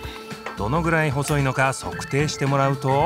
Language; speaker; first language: Japanese; native; Japanese